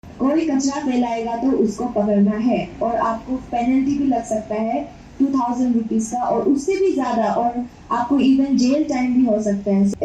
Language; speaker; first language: Hindi; non-native, local second language; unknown